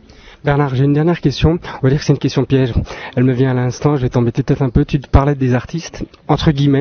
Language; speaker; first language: French; native; French